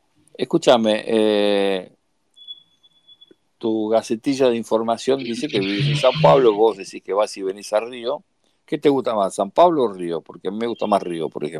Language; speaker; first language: Spanish; native; Spanish